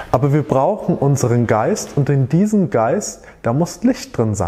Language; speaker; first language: German; native; German